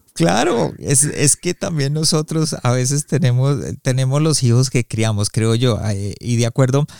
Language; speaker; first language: Spanish; native; Spanish